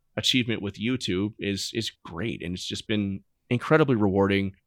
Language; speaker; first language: English; native; English